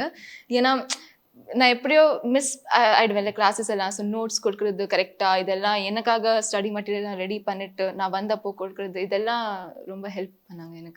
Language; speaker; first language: Tamil; non-native, fluent; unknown